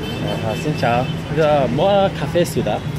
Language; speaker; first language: Vietnamese; non-native, learner; English